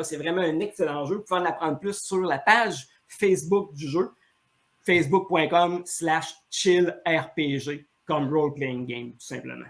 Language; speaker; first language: French; native; French